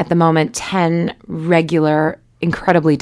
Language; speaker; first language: English; native; English